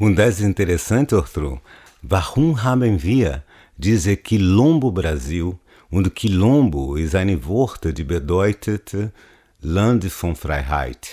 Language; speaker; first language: German; non-native, learner; Portuguese